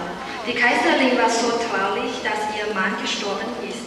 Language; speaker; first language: German; non-native, learner; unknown